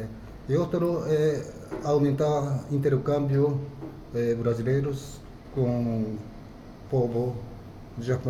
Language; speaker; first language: Portuguese; non-native, fluent; Japanese